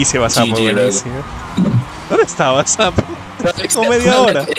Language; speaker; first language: Spanish; native; Spanish